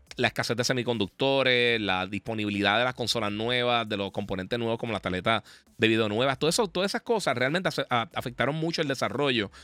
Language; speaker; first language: Spanish; native; Spanish